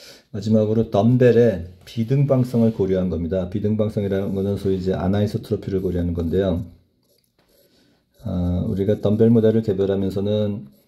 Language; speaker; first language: Korean; native; Korean